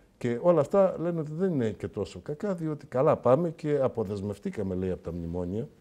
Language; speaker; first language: Greek; native; Greek